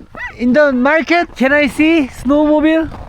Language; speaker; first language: English; non-native, learner; Korean